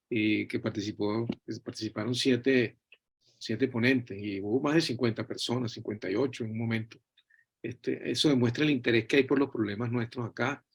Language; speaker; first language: Spanish; native; Spanish